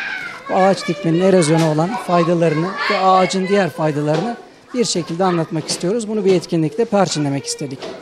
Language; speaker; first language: Turkish; native; Turkish